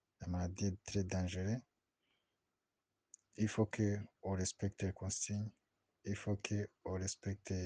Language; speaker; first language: French; non-native, local second language; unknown